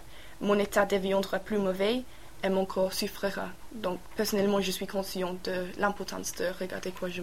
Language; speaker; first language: French; non-native, learner; English